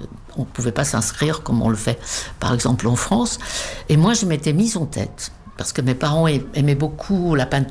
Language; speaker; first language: French; non-native, fluent; Czech